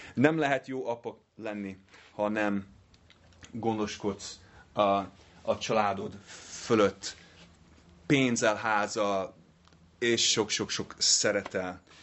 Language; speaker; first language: Hungarian; non-native, fluent; English